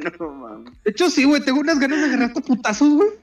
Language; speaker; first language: Spanish; native; Spanish